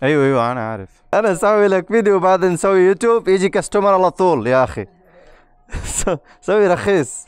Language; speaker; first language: Arabic; non-native, learner; Bangla